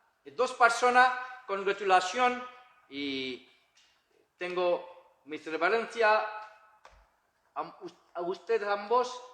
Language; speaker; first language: Spanish; non-native, learner; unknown